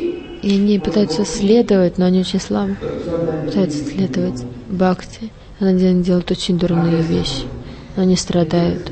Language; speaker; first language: Russian; non-native, learner; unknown